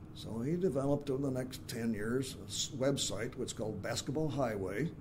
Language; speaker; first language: English; native; English